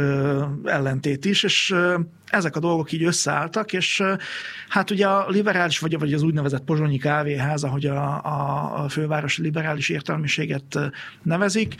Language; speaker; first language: Hungarian; native; Hungarian